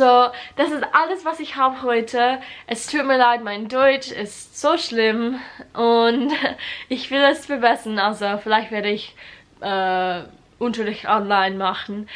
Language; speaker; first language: German; non-native, learner; English